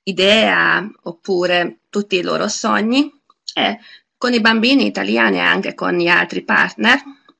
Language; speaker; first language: Italian; non-native, fluent; Hungarian